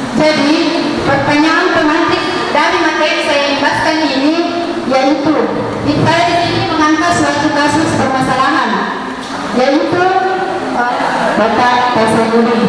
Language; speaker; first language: Indonesian; native; Indonesian